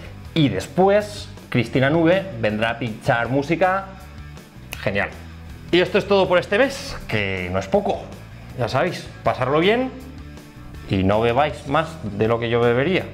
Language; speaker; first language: Spanish; native; Spanish